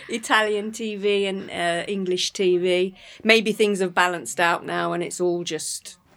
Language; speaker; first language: English; native; English